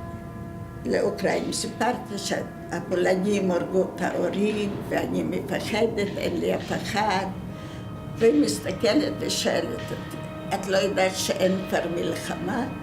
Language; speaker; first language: Hebrew; non-native, fluent; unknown